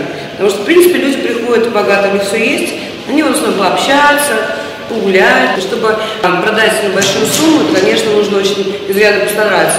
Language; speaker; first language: Russian; native; Russian